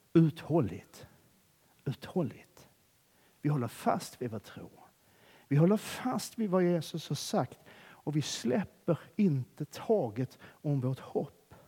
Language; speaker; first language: Swedish; native; Swedish